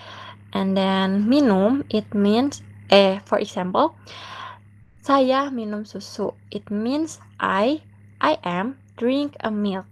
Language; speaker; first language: English; non-native, learner; Indonesian